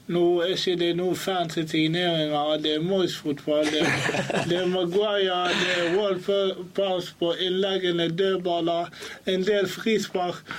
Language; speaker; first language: Norwegian; early bilingual, other home language; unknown